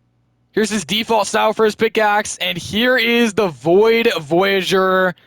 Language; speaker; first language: English; native; English